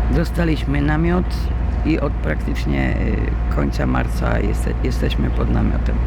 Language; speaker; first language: Polish; native; Polish